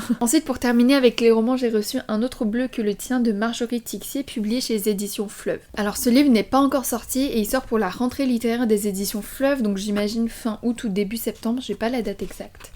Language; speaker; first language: French; early bilingual, other home language; Vietnamese